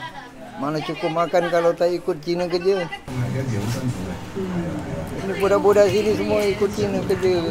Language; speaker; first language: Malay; non-native, local second language; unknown